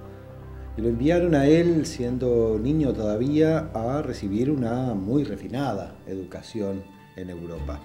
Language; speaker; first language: Spanish; native; Spanish